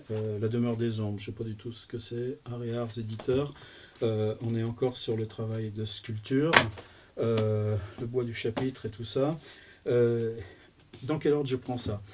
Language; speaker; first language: French; native; French